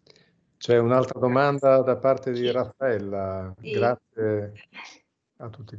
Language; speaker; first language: Italian; native; Italian